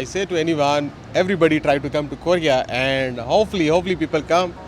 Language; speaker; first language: English; non-native, learner; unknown